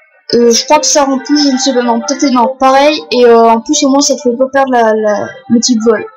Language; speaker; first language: French; native; French